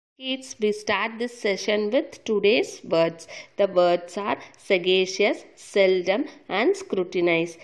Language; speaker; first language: English; non-native, local second language; Tamil